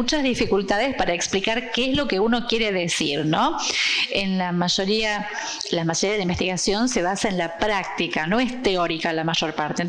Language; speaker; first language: Spanish; non-native, fluent; Portuguese